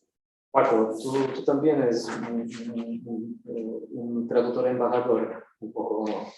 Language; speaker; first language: Spanish; non-native, fluent; Polish